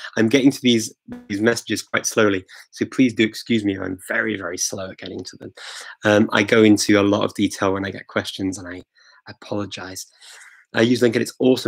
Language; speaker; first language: English; native; English